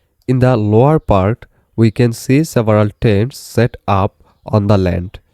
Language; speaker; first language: English; non-native, local second language; Bangla